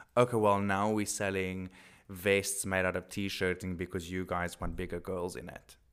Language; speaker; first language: English; non-native, local second language; Afrikaans